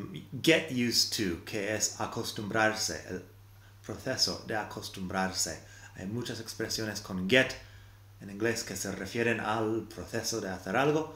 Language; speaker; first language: Spanish; non-native, fluent; English